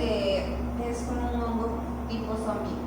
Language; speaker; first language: Spanish; native; Spanish